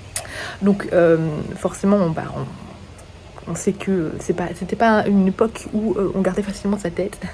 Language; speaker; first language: French; native; French